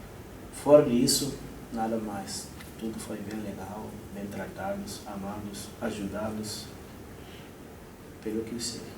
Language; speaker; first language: Portuguese; non-native, fluent; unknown